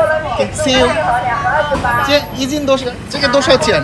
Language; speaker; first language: Chinese; non-native, learner; Bangla